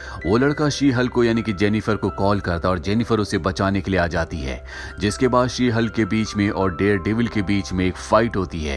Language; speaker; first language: Hindi; native; Hindi